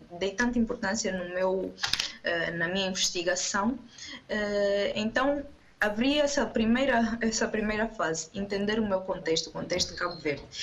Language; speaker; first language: Portuguese; non-native, local second language; Kabuverdianu